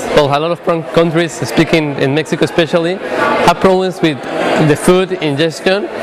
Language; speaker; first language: English; non-native, fluent; Spanish